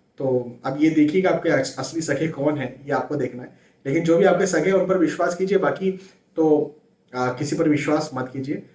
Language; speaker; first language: Hindi; native; Hindi